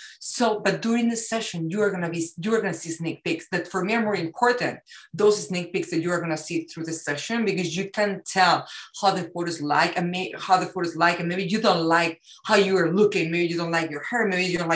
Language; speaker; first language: English; non-native, fluent; Spanish